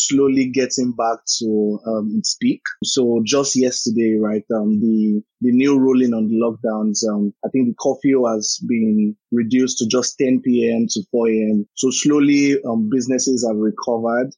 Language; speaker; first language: English; non-native, local second language; Yoruba